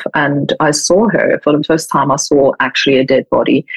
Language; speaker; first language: English; non-native, fluent; German